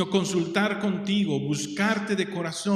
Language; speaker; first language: Spanish; native; Spanish